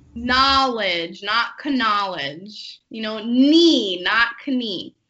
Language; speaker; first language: English; native; English